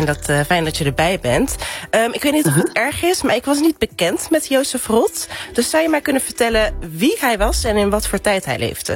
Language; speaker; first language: Dutch; native; Dutch